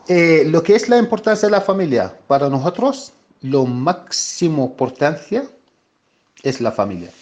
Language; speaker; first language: Spanish; non-native, fluent; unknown